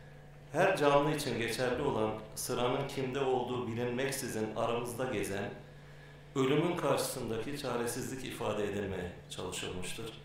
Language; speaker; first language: Turkish; native; Turkish